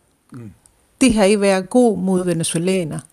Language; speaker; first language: Danish; non-native, fluent; Spanish